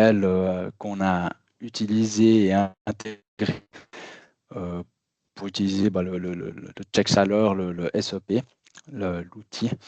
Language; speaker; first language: French; native; French